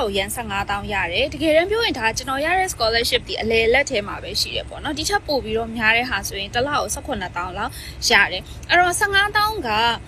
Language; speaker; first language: Burmese; native; Burmese